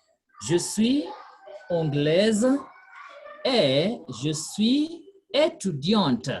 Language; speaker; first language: French; non-native, fluent; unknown